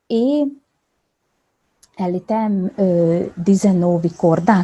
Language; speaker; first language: Portuguese; non-native, fluent; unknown